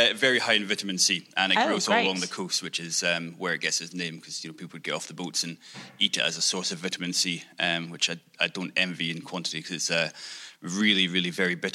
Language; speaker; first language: English; native; English